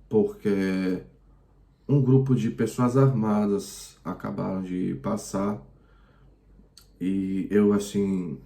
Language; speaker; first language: Portuguese; non-native, fluent; Croatian